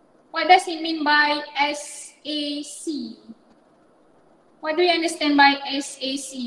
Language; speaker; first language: English; non-native, local second language; Malay